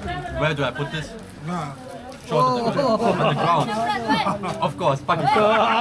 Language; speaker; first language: English; non-native, learner; German